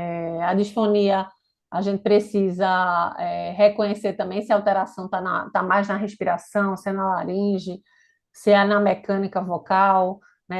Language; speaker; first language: Portuguese; native; Portuguese